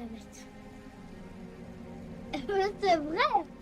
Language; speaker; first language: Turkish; early bilingual, heritage; Turkish